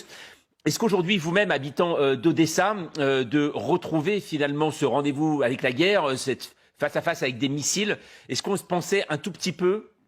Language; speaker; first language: French; native; French